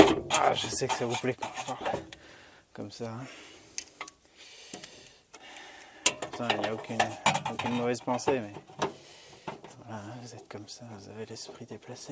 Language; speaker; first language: French; native; French